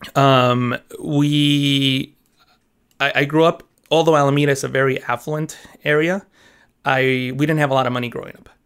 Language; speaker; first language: English; early bilingual, other home language; Spanish